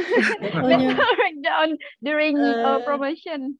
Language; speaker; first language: English; non-native, learner; Malay